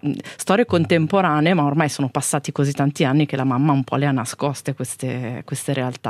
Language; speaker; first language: Italian; native; Italian